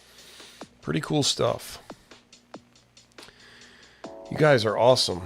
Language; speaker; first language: English; native; English